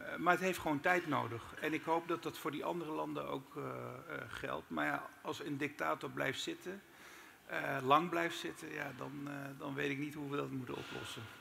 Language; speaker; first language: Dutch; early bilingual, other home language; Turkish